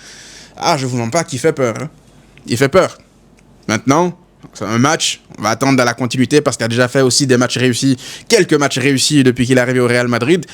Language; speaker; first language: French; native; French